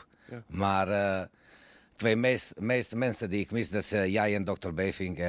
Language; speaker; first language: Dutch; non-native, fluent; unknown